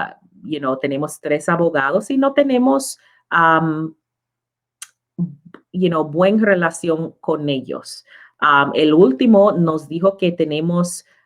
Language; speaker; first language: Spanish; non-native, learner; English